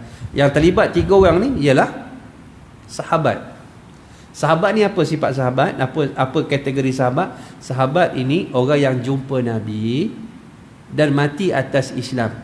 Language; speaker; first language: Malay; native; Malay